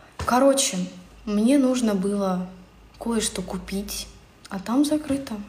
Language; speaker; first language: Russian; native; Russian